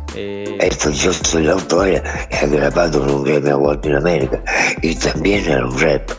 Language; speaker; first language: Spanish; non-native, fluent; Italian